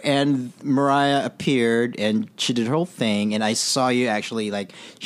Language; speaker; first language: English; non-native, local second language; Filipino